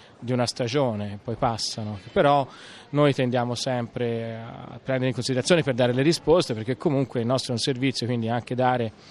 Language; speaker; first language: Italian; native; Italian